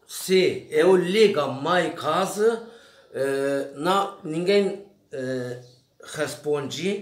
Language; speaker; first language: Portuguese; non-native, learner; Turkish